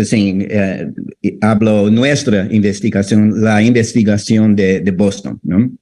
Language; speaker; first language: Spanish; non-native, fluent; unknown